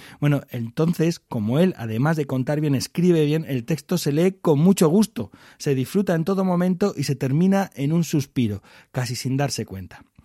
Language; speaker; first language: Spanish; native; Spanish